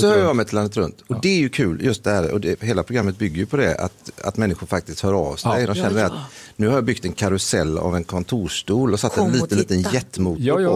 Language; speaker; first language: Swedish; native; Swedish